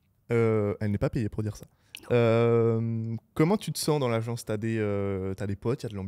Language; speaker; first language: French; native; French